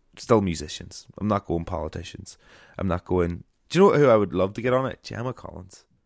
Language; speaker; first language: English; native; English